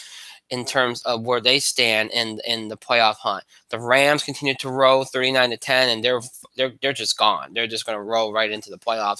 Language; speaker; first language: English; native; English